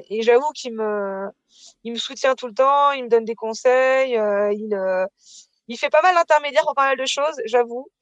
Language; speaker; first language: French; native; French